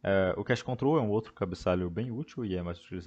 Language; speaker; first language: Portuguese; native; Portuguese